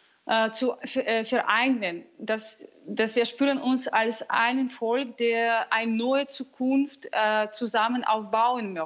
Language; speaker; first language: German; non-native, fluent; Russian